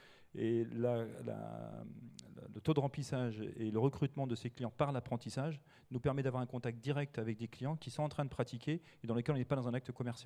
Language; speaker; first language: French; native; French